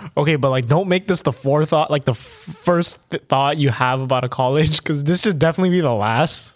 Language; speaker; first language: English; native; English